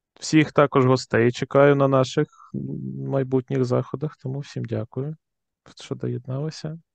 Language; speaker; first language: Ukrainian; native; Ukrainian